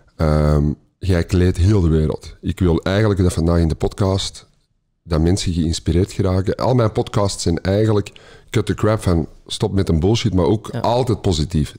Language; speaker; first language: Dutch; native; Dutch